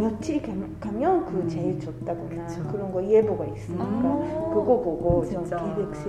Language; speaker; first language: Korean; non-native, fluent; Japanese